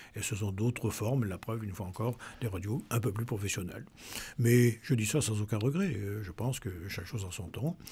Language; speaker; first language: French; native; French